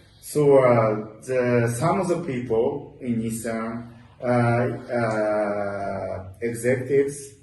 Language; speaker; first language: English; non-native, learner; Japanese